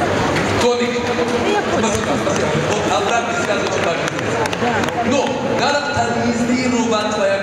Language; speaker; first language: Russian; non-native, fluent; Swedish